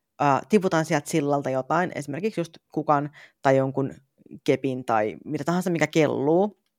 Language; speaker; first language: Finnish; native; Finnish